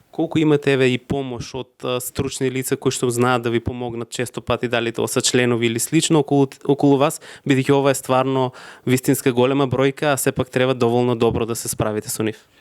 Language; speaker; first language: Macedonian; native; Macedonian